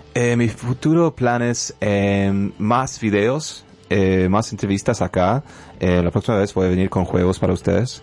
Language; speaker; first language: Spanish; early bilingual, heritage; Spanish